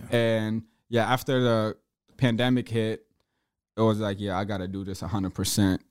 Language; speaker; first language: English; early bilingual, other home language; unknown